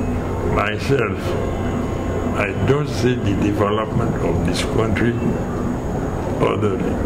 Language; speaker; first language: English; non-native, fluent; Haitian Creole